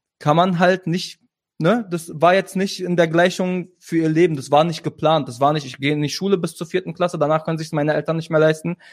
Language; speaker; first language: German; early bilingual, other home language; Arabic